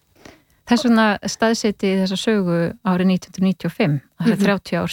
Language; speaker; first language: Icelandic; native; Icelandic